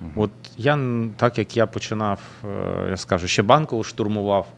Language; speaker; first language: Ukrainian; non-native, local second language; Russian